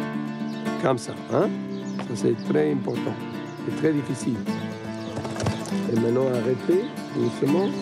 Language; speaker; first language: French; non-native, fluent; Spanish